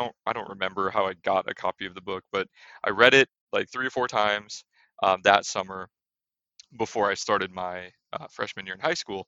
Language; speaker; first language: English; native; English